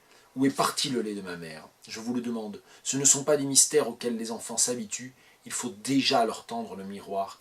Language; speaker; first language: French; native; French